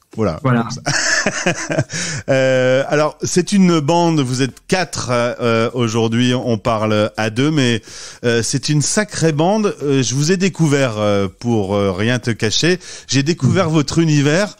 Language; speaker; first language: French; native; French